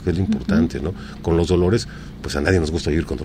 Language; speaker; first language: Spanish; native; Spanish